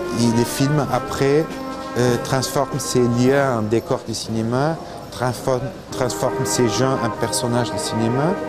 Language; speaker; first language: French; non-native, fluent; Portuguese